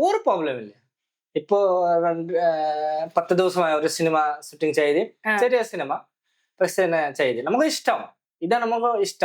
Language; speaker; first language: Malayalam; non-native, fluent; Bangla